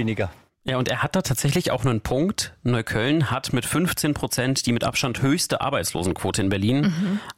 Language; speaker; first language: German; native; German